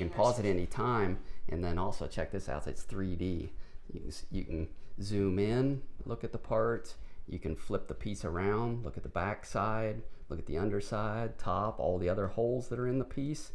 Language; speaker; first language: English; native; English